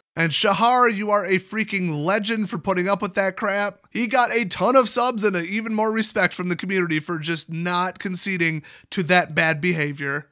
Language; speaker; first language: English; native; English